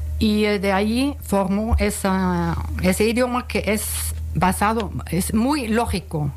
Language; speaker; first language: Spanish; non-native, fluent; German